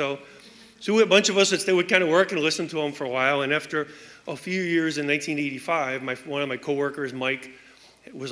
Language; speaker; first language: English; native; English